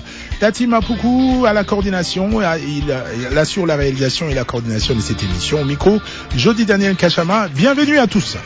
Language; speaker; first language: French; non-native, local second language; Lingala